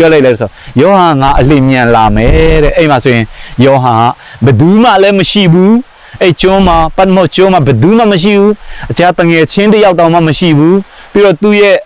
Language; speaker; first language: Burmese; non-native, fluent; Mizo